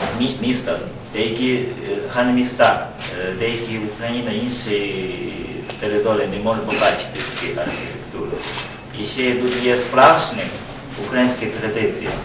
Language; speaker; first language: Ukrainian; non-native, learner; Chinese